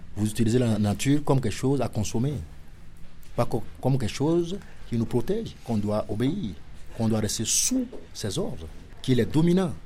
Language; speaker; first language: French; non-native, local second language; Ewe